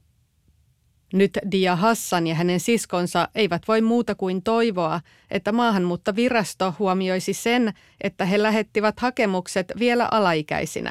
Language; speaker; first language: Finnish; native; Finnish